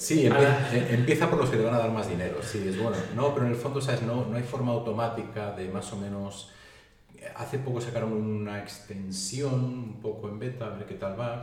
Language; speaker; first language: Spanish; native; Spanish